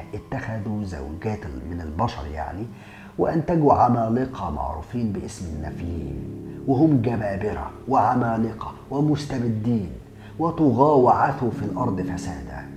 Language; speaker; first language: Arabic; native; Arabic